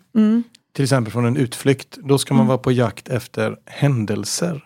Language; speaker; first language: Swedish; native; Swedish